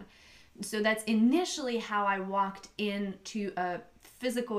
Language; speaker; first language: English; non-native, fluent; French